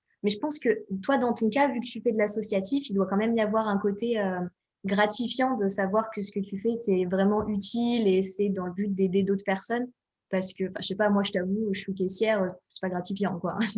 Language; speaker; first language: French; native; French